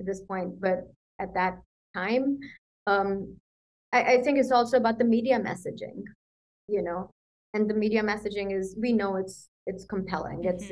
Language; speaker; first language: English; non-native, local second language; Punjabi